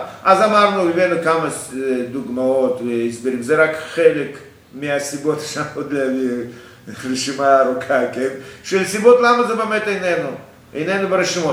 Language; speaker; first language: Hebrew; non-native, fluent; Russian